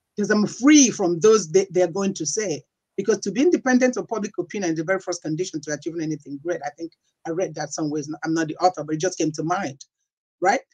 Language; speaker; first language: English; non-native, local second language; Igbo